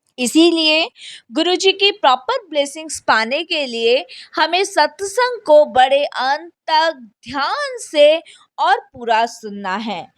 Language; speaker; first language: Hindi; native; Hindi